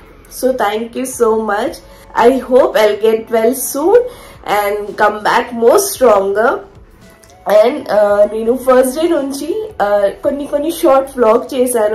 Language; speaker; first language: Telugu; native; Telugu